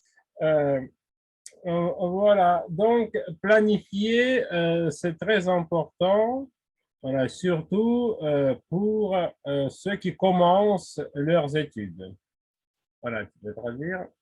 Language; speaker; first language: French; non-native, fluent; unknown